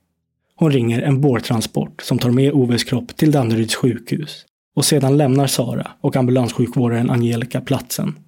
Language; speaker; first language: Swedish; native; Swedish